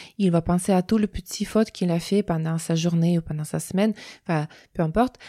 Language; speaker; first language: French; non-native, fluent; Russian